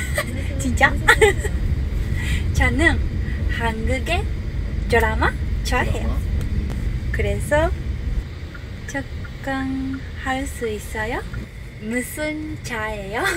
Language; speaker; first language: Korean; non-native, learner; Japanese